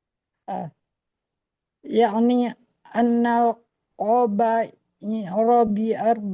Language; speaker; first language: Arabic; non-native, learner; Indonesian